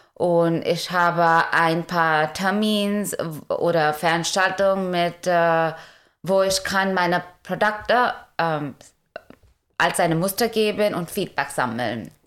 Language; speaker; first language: German; non-native, learner; Hindi